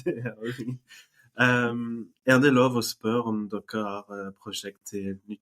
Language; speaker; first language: Norwegian; non-native, fluent; French